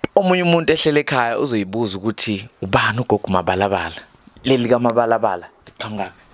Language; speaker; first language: Zulu; native; Zulu